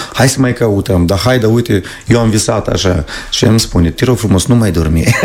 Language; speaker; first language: Romanian; native; Romanian